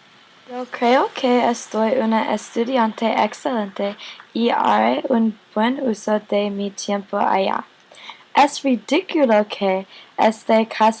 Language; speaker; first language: Spanish; non-native, learner; English